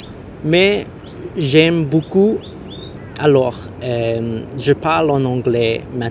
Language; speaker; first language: French; non-native, learner; English